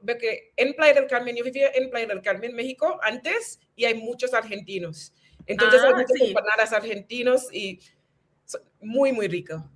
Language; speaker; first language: Spanish; non-native, fluent; English